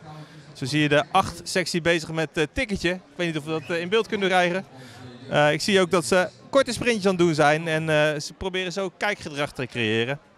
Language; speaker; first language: Dutch; native; Dutch